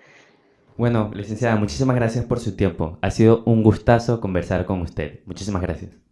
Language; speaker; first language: Spanish; native; Spanish